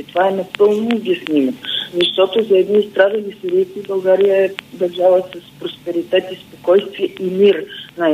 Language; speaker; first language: Bulgarian; native; Bulgarian